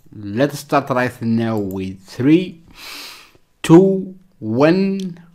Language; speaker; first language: English; non-native, learner; Arabic